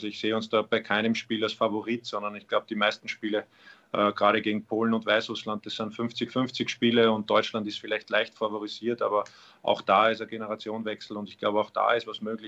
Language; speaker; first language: German; native; German